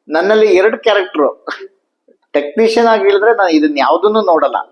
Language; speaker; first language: Kannada; native; Kannada